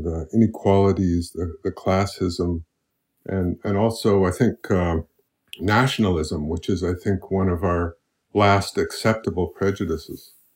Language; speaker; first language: English; native; English